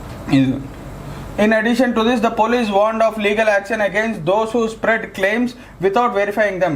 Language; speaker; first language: English; non-native, local second language; Telugu